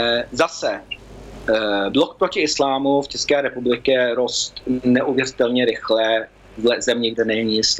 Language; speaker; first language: Czech; early bilingual, heritage; Czech